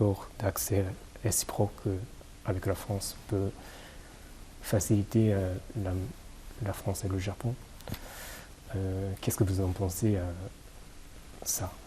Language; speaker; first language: French; non-native, fluent; Japanese